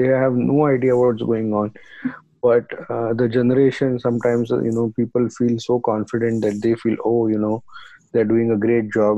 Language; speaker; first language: English; non-native, local second language; Marathi